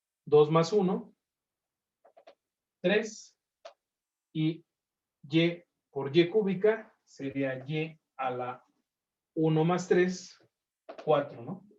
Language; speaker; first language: Spanish; native; Spanish